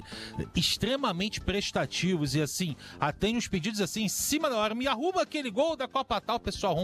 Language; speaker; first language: Portuguese; native; Portuguese